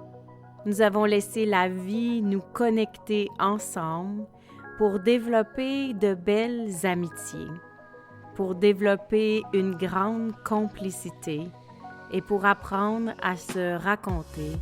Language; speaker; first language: French; native; French